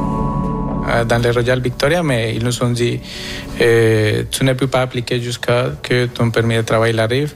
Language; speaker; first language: French; non-native, fluent; Spanish